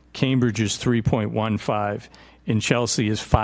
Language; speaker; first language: English; native; English